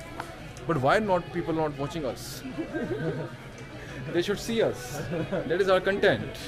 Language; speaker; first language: English; non-native, local second language; Hindi